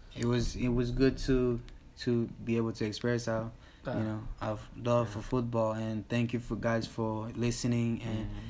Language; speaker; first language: English; early bilingual, other home language; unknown